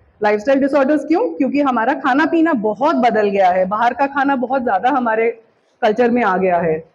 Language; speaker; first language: Hindi; non-native, local second language; Bangla